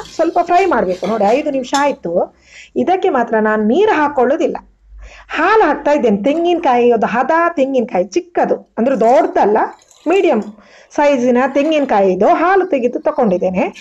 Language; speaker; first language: Kannada; non-native, local second language; Tulu